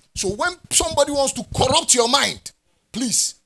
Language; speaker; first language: English; non-native, local second language; Akan